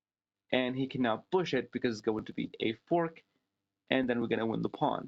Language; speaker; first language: English; non-native, fluent; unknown